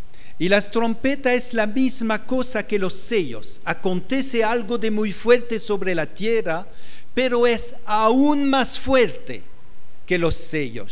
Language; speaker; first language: Spanish; non-native, fluent; French